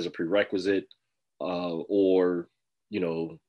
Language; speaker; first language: English; native; English